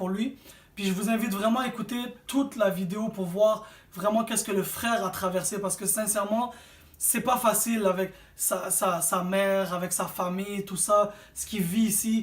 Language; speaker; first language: French; native; French